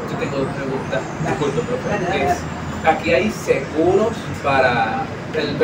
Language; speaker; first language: Spanish; native; Spanish